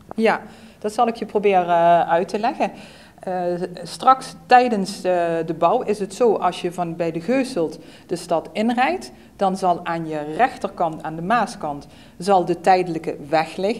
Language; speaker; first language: Dutch; native; Dutch